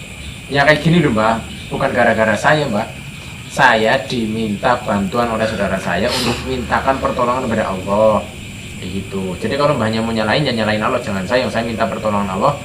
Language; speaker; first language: Indonesian; native; Indonesian